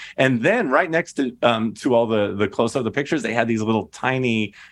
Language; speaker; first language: English; native; English